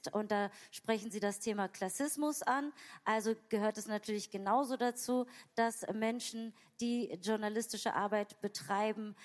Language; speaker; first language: German; native; German